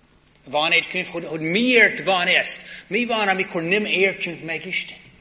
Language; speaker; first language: Hungarian; non-native, learner; English